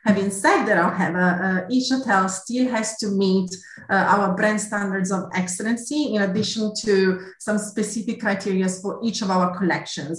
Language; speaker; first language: English; non-native, fluent; Italian